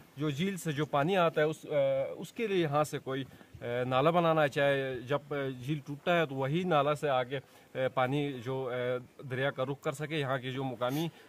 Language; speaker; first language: Urdu; non-native, local second language; Shina